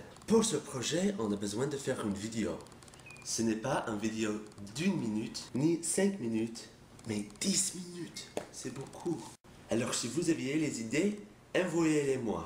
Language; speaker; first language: French; non-native, learner; English